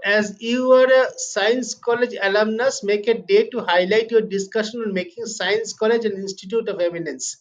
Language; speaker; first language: English; non-native, local second language; Bangla